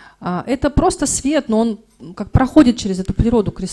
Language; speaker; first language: Russian; native; Russian